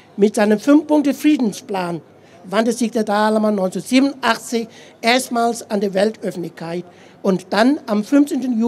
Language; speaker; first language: German; non-native, fluent; Tibetan